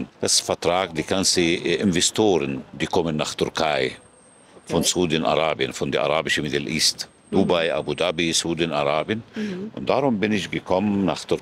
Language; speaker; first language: German; non-native, fluent; Arabic